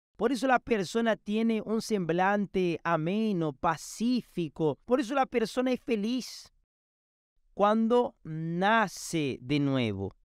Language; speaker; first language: Spanish; non-native, fluent; Portuguese